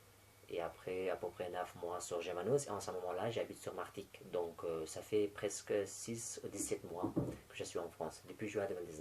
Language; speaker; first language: French; non-native, fluent; Persian